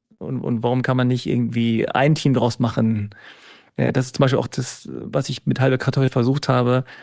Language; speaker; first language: German; native; German